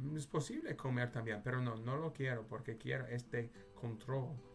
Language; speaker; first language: Spanish; non-native, learner; English